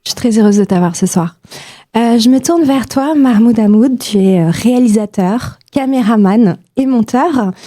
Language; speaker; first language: French; native; French